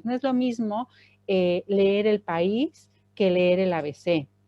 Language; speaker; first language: Spanish; native; Spanish